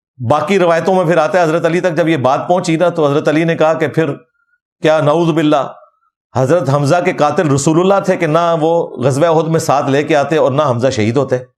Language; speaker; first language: Urdu; non-native, local second language; Punjabi